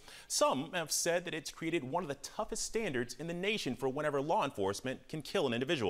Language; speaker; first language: English; native; English